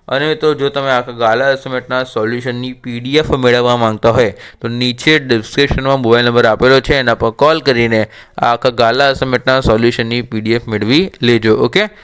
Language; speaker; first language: Gujarati; native; Gujarati